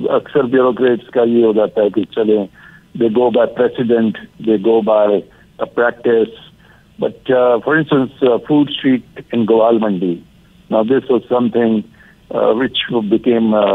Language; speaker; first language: English; non-native, local second language; Punjabi